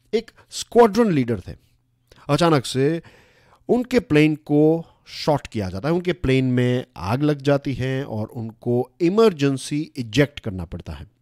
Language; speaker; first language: Hindi; non-native, local second language; Gujarati